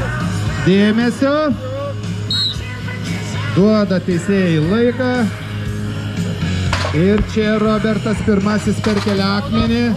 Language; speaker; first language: Lithuanian; native; Lithuanian